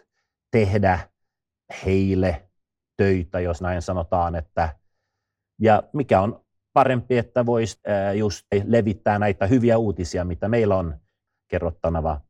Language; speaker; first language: Finnish; non-native, fluent; Swedish